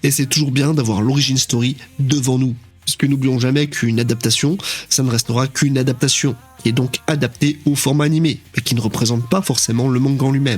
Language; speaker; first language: French; native; French